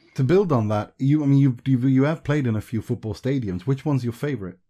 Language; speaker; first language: English; early bilingual, other home language; Persian